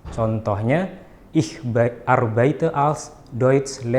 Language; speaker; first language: German; non-native, fluent; Indonesian